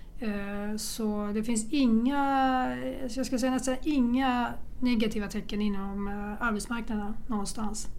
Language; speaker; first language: Swedish; native; Swedish